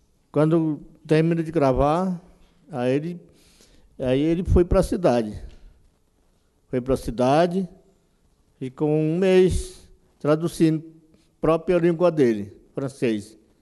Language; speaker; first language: Portuguese; non-native, local second language; Yanomámi